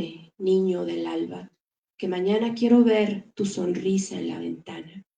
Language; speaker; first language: Spanish; native; Spanish